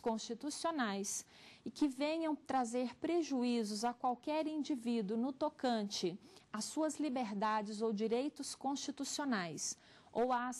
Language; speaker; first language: Portuguese; native; Portuguese